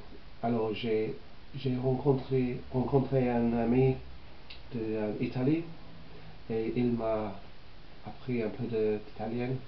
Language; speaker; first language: French; non-native, learner; English